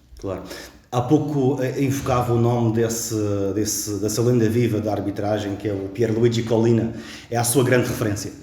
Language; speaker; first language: Portuguese; native; Portuguese